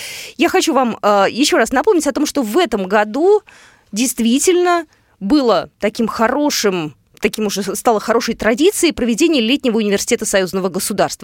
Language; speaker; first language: Russian; native; Russian